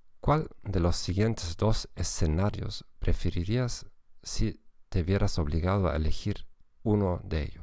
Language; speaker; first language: Spanish; non-native, fluent; German